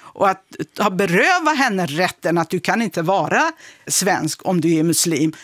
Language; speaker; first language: Swedish; non-native, fluent; Kurdish